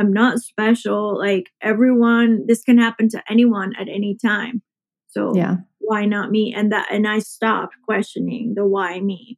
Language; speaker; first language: English; early bilingual, other home language; Spanish